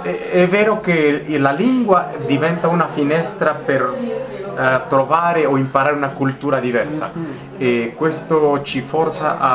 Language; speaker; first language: Italian; non-native, fluent; Spanish